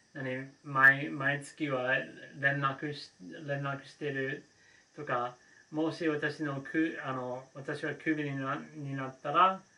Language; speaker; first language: Japanese; non-native, learner; English